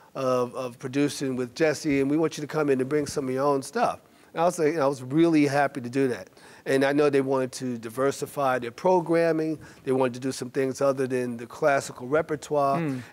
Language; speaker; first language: English; native; English